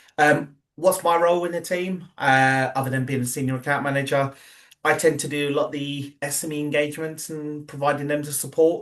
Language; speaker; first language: English; native; English